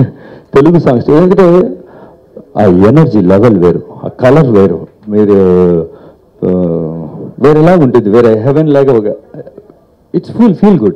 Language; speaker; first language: Telugu; non-native, fluent; Tamil